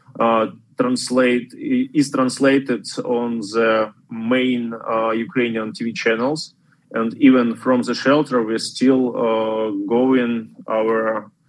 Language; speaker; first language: English; non-native, fluent; Ukrainian